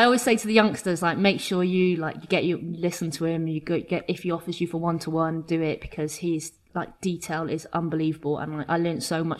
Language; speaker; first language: English; native; English